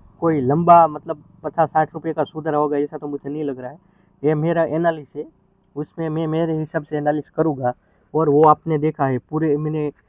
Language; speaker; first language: Hindi; non-native, local second language; Gujarati